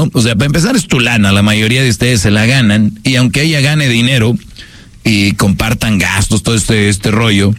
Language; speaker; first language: Spanish; native; Spanish